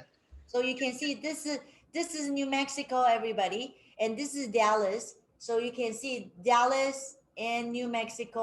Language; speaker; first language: English; non-native, fluent; Chinese